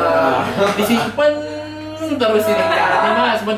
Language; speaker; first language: Indonesian; native; Indonesian